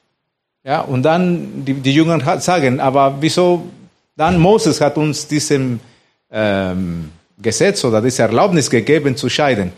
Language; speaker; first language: German; non-native, fluent; Spanish